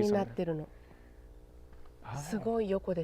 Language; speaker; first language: Japanese; native; Japanese